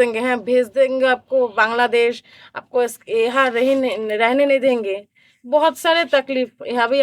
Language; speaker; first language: Hindi; non-native, learner; Bangla